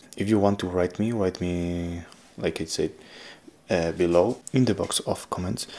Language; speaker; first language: English; non-native, fluent; Spanish